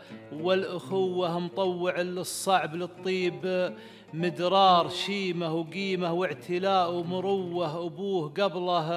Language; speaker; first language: Arabic; native; Arabic